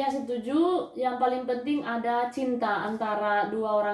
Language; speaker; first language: Indonesian; non-native, fluent; Spanish